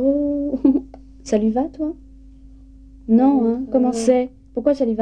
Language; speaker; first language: French; native; French